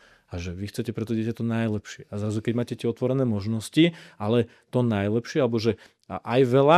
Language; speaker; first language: Slovak; native; Slovak